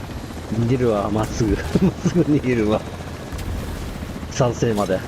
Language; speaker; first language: Japanese; native; Japanese